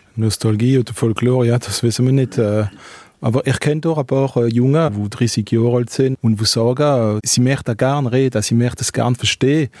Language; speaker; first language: German; non-native, local second language; Swiss German